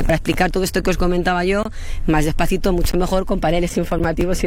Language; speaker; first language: Spanish; native; Spanish